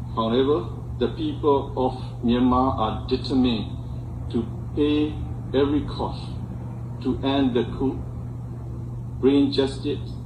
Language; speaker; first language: English; non-native, fluent; Burmese